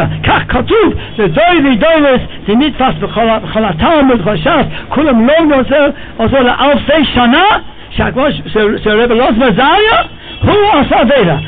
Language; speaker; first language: Hebrew; non-native, fluent; English